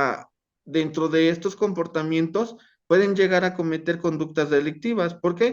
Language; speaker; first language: Spanish; native; Spanish